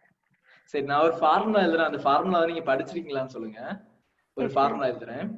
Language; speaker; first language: Tamil; native; Tamil